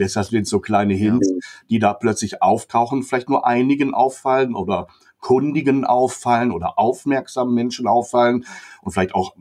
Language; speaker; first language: German; native; German